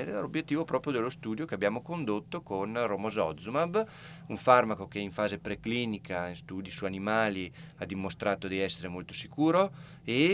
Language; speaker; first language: Italian; native; Italian